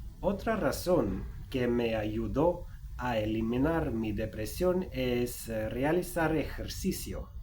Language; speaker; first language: Spanish; non-native, fluent; Swedish